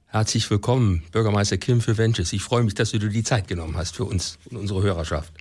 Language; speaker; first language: German; native; German